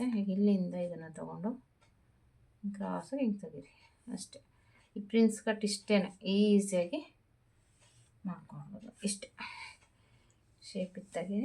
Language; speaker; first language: Kannada; native; Kannada